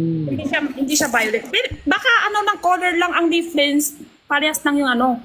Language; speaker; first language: Filipino; non-native, learner; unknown